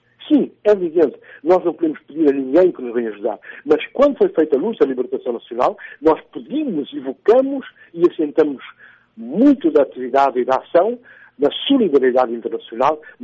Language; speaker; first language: Portuguese; non-native, local second language; Upper Guinea Crioulo